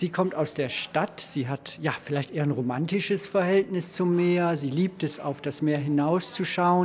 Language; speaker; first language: German; native; German